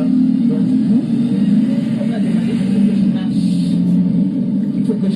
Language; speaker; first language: French; non-native, local second language; Lingala